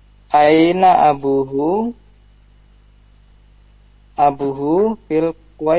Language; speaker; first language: Arabic; non-native, learner; Indonesian